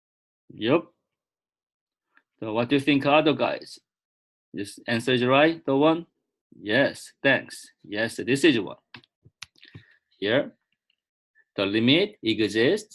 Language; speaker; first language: English; non-native, fluent; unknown